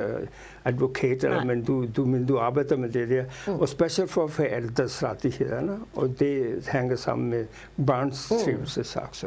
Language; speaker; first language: Danish; non-native, fluent; Urdu